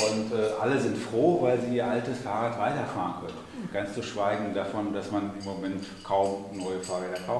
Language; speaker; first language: German; native; German